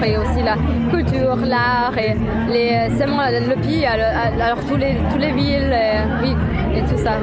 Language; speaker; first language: French; non-native, learner; German